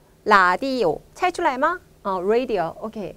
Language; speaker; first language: Chinese; non-native, fluent; Korean